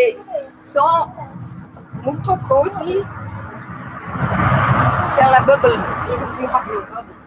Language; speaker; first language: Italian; non-native, learner; French